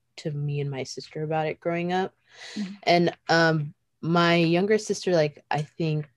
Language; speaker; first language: English; native; English